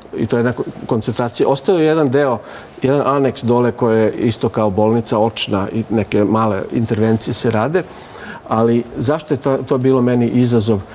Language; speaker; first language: Serbian; native; Serbian